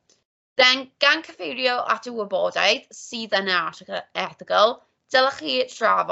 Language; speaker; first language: Welsh; non-native, local second language; English